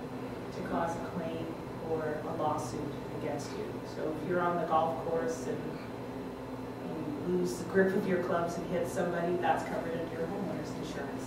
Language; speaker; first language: English; native; English